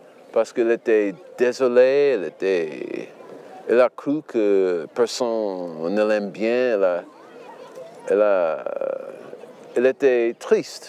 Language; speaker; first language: French; non-native, learner; English